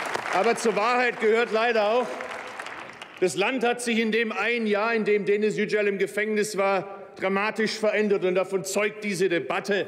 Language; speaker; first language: German; native; German